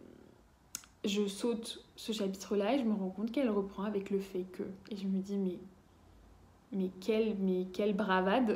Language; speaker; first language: French; native; French